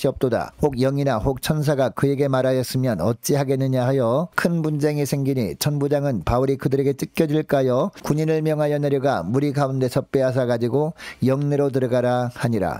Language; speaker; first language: Korean; native; Korean